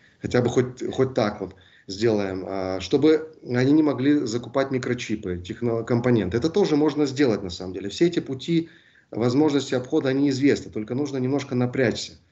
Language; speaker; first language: Russian; native; Russian